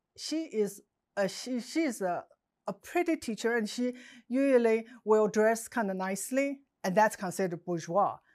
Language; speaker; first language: English; non-native, fluent; Chinese